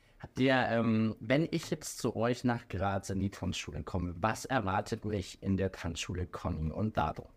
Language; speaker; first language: German; native; German